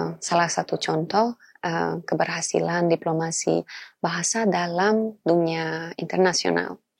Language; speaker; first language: Indonesian; non-native, fluent; Polish